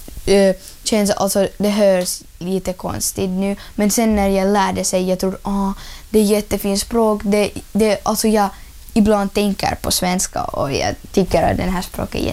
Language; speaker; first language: Swedish; non-native, learner; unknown